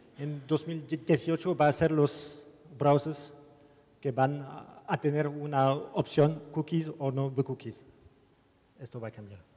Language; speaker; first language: Spanish; non-native, learner; French